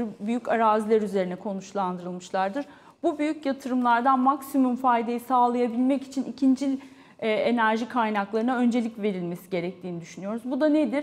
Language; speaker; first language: Turkish; native; Turkish